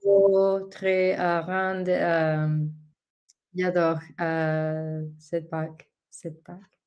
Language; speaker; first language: French; non-native, learner; Spanish